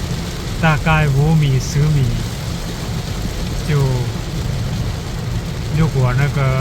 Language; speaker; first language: Chinese; non-native, fluent; Lao